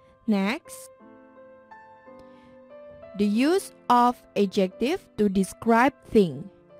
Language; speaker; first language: English; non-native, fluent; Indonesian